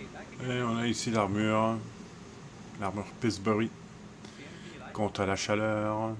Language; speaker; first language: French; native; French